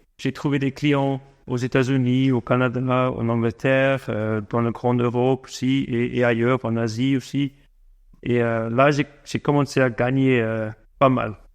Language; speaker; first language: French; non-native, fluent; English